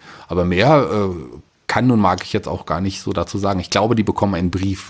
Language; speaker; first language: German; native; German